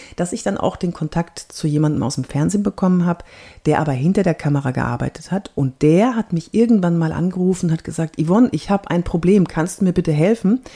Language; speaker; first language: German; native; German